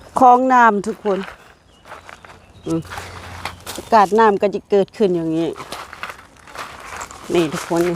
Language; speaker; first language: Thai; non-native, local second language; Lao